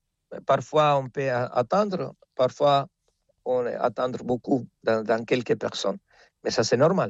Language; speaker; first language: French; non-native, fluent; Spanish